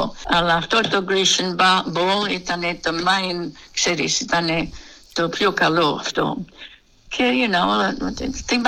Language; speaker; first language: Greek; early bilingual, heritage; Greek